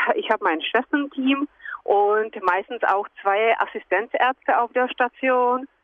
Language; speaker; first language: German; non-native, fluent; Czech